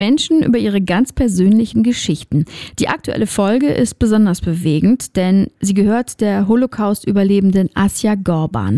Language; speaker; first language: German; native; German